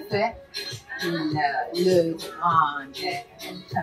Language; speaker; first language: French; non-native, learner; Spanish